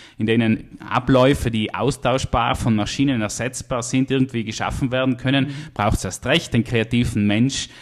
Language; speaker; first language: German; native; German